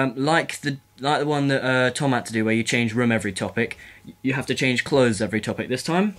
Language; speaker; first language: English; native; English